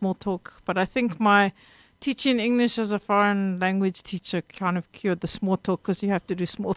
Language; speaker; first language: English; native; English